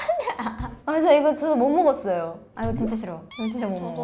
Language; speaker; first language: Korean; non-native, fluent; Japanese